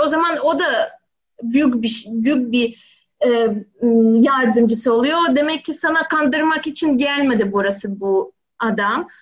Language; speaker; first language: Turkish; non-native, learner; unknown